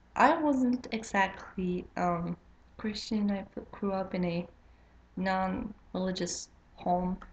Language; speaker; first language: English; non-native, fluent; French